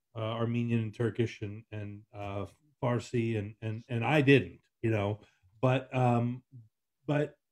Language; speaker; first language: English; native; English